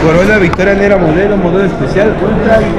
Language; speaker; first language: Spanish; native; Spanish